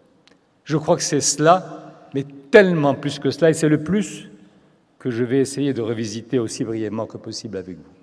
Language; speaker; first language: French; non-native, local second language; Arabic